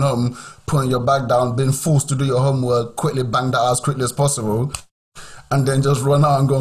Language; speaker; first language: English; non-native, local second language; Yoruba